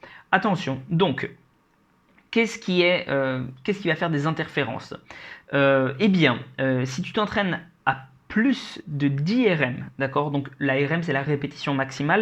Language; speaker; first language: French; native; French